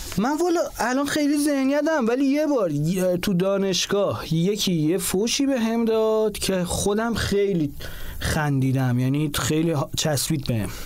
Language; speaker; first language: Persian; non-native, local second language; Azerbaijani